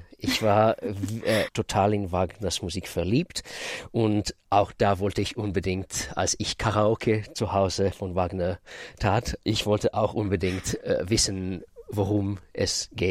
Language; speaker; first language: German; non-native, fluent; Russian